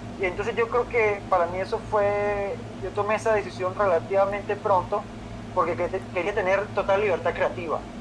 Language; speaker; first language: Spanish; native; Spanish